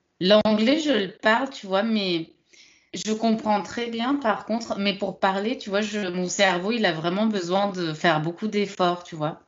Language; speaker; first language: French; early bilingual, other home language; Spanish